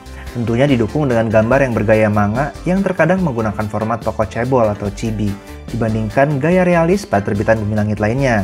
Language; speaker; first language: Indonesian; native; Indonesian